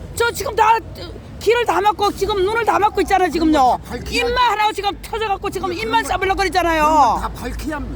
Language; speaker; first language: Korean; native; Korean